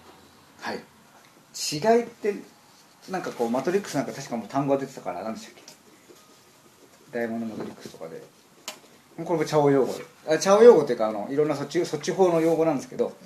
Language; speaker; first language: Japanese; native; Japanese